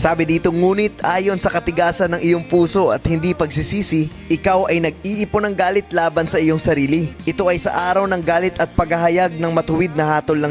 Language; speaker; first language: Filipino; native; Filipino